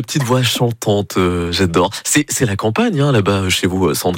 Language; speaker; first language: French; native; French